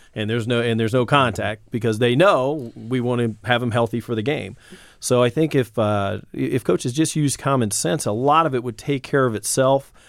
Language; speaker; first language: English; native; English